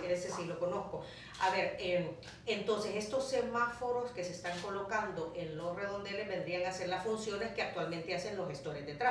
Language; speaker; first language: Spanish; native; Spanish